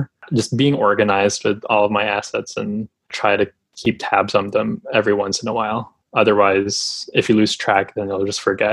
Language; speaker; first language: English; non-native, local second language; Filipino